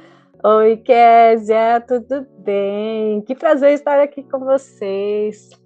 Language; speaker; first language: Portuguese; non-native, fluent; Albanian